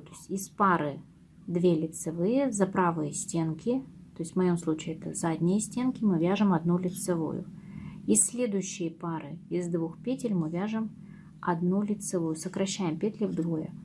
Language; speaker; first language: Russian; native; Russian